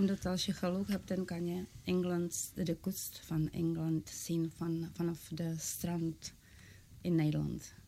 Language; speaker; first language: Dutch; non-native, fluent; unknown